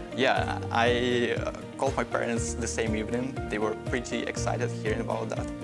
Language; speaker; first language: English; non-native, fluent; Russian